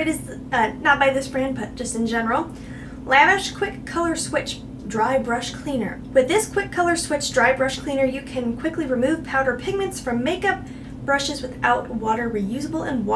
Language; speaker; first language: English; native; English